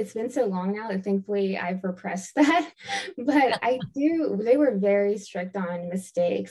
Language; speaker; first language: English; native; English